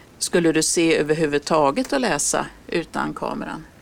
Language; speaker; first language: Swedish; native; Swedish